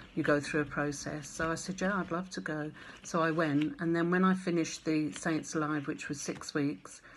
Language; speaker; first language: English; native; English